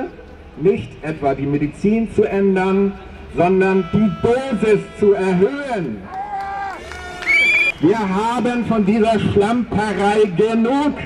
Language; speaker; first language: German; native; German